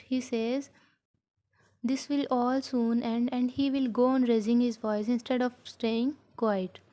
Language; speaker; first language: English; non-native, local second language; Urdu